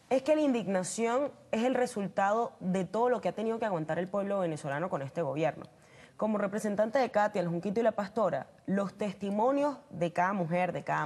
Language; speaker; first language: Spanish; native; Spanish